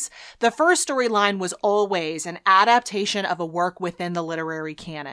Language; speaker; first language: English; native; English